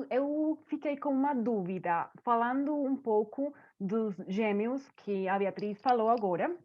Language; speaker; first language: Portuguese; non-native, fluent; Spanish